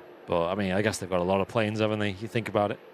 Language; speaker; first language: English; native; English